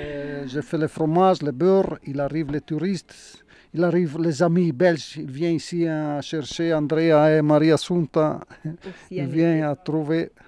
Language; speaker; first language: French; non-native, learner; Italian